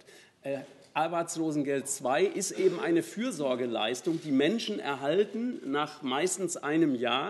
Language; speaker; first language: German; native; German